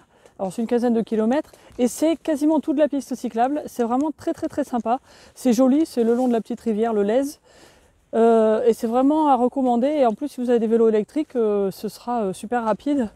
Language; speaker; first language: French; native; French